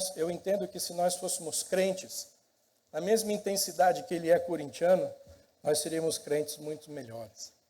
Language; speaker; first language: Portuguese; native; Portuguese